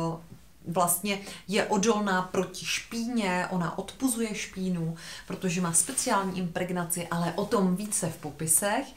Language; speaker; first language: Czech; native; Czech